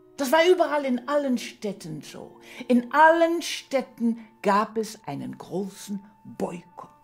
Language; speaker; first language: German; early bilingual, heritage; German